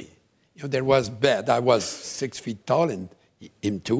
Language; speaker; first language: English; non-native, fluent; French